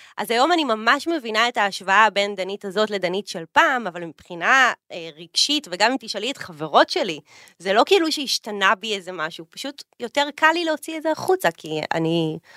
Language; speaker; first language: Hebrew; native; Hebrew